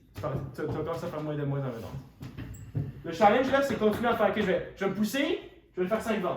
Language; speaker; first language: French; native; French